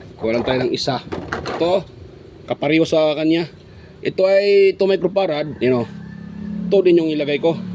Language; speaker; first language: Filipino; non-native, local second language; Cebuano